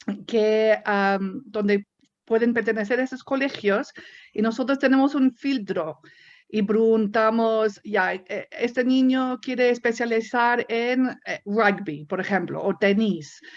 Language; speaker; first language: Spanish; non-native, fluent; English